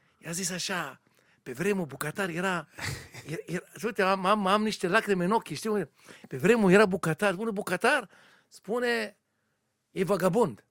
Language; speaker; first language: Romanian; non-native, learner; Hebrew